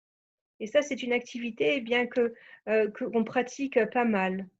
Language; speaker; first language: French; native; French